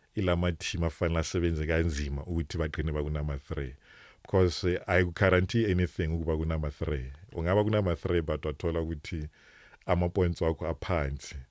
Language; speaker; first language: Zulu; non-native, local second language; Northern Sotho